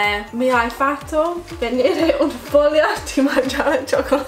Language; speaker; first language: Italian; non-native, fluent; English